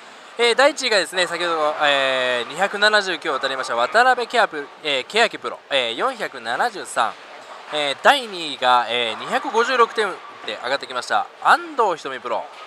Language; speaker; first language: Japanese; native; Japanese